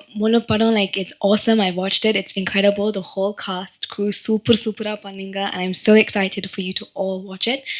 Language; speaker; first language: Tamil; non-native, learner; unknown